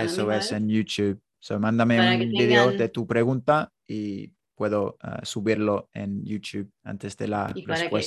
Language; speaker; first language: Spanish; non-native, learner; English